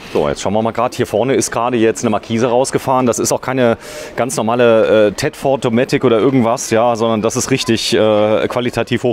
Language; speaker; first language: German; native; German